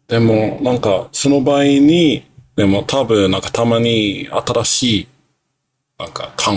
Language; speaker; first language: Japanese; non-native, learner; English